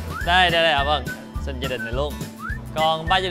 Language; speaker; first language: Vietnamese; native; Vietnamese